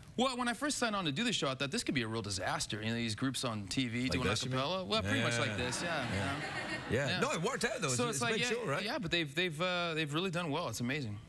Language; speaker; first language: English; native; English